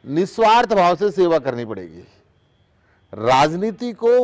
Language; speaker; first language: Hindi; native; Hindi